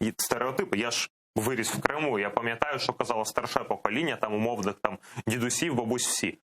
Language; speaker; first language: Ukrainian; non-native, local second language; Russian